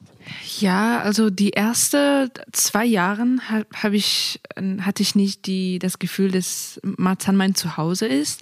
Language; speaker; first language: German; non-native, fluent; Persian